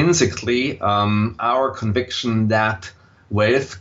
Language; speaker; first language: English; non-native, fluent; German